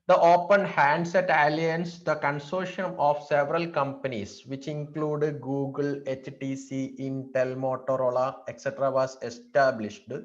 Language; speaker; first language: English; non-native, local second language; Malayalam